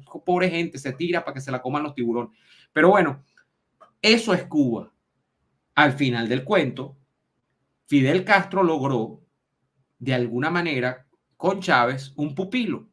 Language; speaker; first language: Spanish; native; Spanish